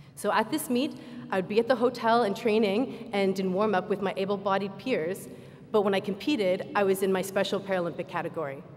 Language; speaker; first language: English; native; English